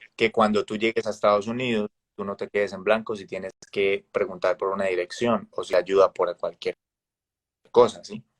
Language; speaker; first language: Spanish; native; Spanish